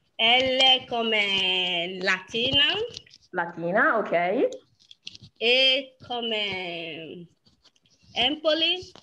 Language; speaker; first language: Italian; non-native, fluent; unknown